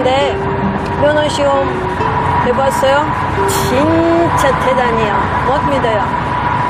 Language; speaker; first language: Korean; non-native, learner; Russian